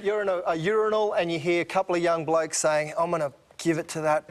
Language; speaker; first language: English; native; English